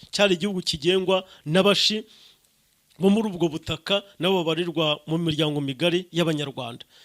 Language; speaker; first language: Kinyarwanda; native; Kinyarwanda